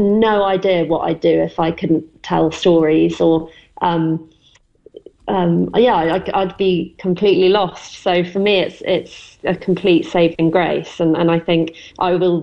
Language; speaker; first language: English; native; English